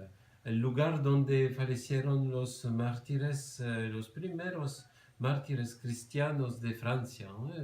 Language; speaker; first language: Spanish; non-native, fluent; French